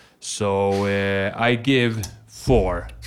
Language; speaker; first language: English; non-native, fluent; Swedish